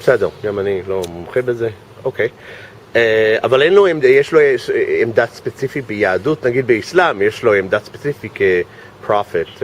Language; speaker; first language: Hebrew; non-native, fluent; English